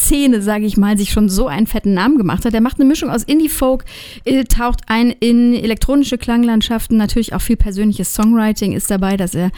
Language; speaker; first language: German; native; German